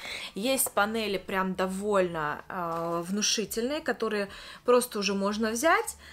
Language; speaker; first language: Russian; native; Russian